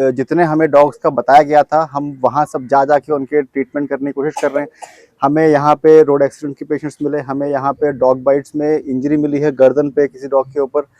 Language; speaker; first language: Hindi; non-native, local second language; Gujarati